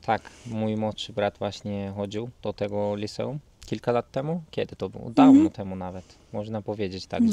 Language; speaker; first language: Polish; non-native, fluent; Turkish